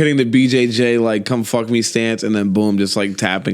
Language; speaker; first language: English; native; English